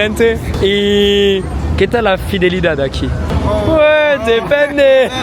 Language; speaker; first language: Spanish; non-native, learner; French